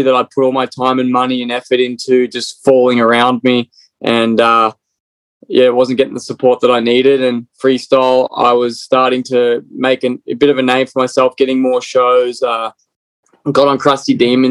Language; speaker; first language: English; native; English